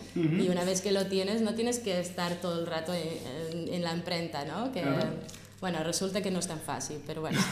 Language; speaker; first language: Spanish; non-native, fluent; Russian